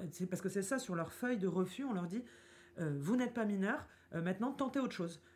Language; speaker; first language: French; native; French